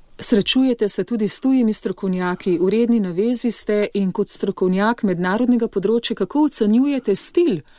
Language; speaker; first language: Slovenian; native; Slovenian